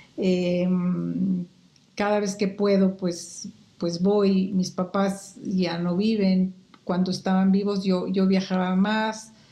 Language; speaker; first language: Spanish; native; Spanish